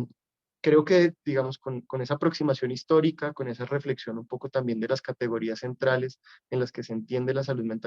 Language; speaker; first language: Spanish; native; Spanish